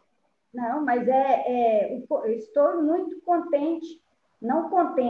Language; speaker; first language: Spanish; non-native, learner; Portuguese